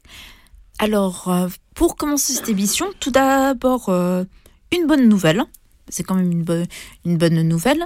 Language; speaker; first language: French; native; French